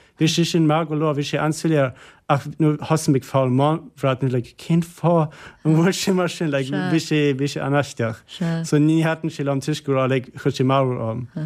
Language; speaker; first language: Irish; non-native, fluent; German